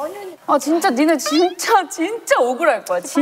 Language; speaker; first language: Korean; native; Korean